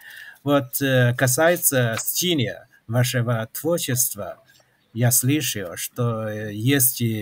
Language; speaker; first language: Russian; non-native, fluent; Chinese